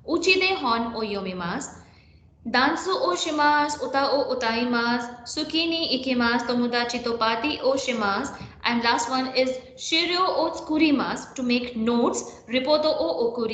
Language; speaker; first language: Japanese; non-native, fluent; Hindi